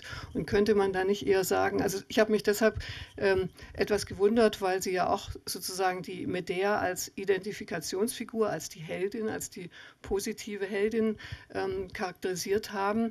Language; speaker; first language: German; native; German